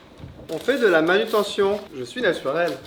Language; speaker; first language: French; native; French